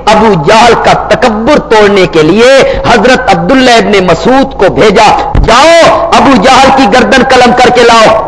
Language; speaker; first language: Urdu; non-native, local second language; Punjabi